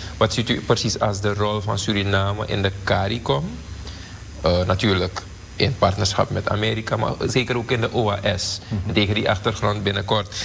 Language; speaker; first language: Dutch; native; Dutch